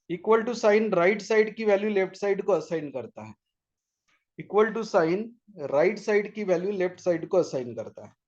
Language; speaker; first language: Hindi; non-native, local second language; Marathi